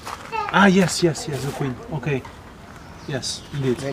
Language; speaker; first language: English; non-native, learner; French